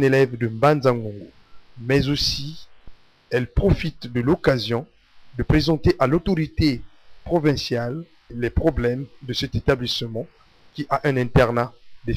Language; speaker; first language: French; non-native, local second language; Kongo